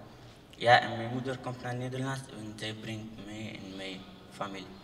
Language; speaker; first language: Dutch; non-native, learner; Arabic